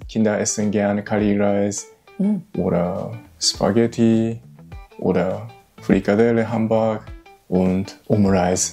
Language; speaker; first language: German; non-native, learner; Japanese